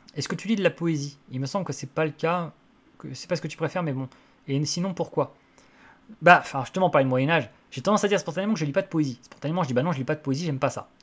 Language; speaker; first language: French; native; French